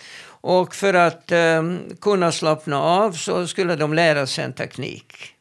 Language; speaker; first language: Swedish; non-native, fluent; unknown